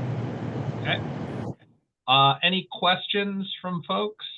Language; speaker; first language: English; native; English